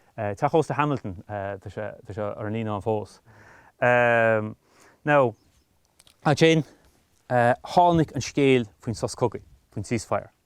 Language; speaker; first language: Irish; native; Irish